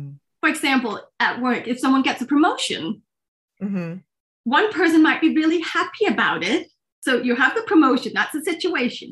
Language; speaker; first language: English; non-native, fluent; Danish